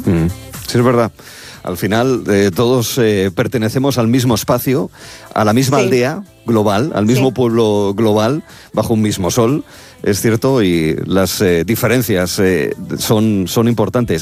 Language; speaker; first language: Spanish; native; Spanish